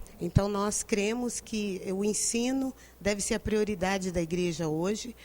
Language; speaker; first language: Portuguese; native; Portuguese